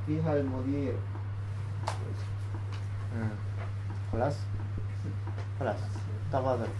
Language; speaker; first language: Arabic; non-native, fluent; Indonesian